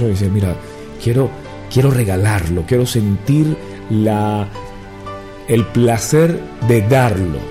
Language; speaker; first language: Spanish; native; Spanish